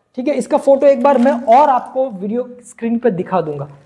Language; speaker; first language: Hindi; non-native, local second language; Gujarati